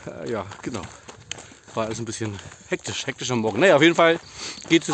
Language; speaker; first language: German; native; German